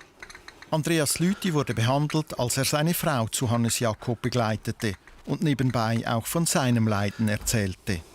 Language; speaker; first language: German; native; German